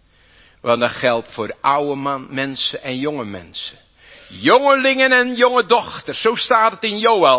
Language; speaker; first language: Dutch; native; Dutch